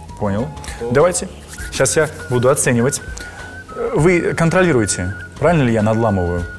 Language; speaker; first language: Russian; native; Russian